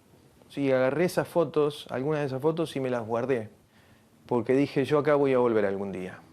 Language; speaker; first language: Spanish; native; Spanish